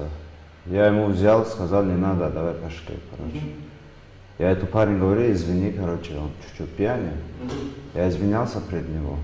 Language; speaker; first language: Russian; non-native, local second language; Tajik